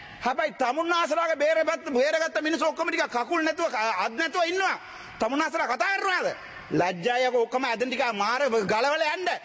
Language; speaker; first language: Sinhala; non-native, local second language; Tamil